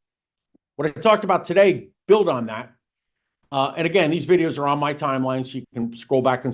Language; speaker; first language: English; native; English